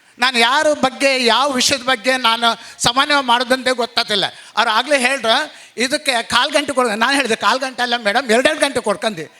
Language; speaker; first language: Kannada; native; Kannada